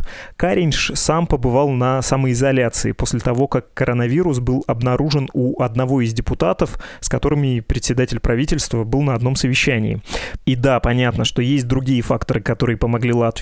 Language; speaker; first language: Russian; native; Russian